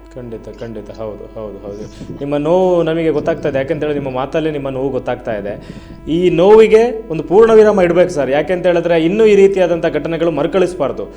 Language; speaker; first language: Kannada; non-native, local second language; Tulu